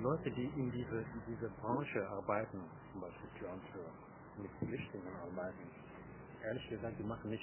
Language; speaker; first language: German; non-native, fluent; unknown